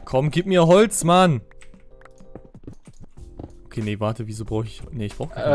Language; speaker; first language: German; native; German